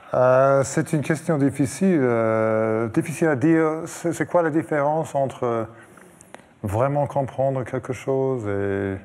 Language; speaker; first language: French; non-native, fluent; English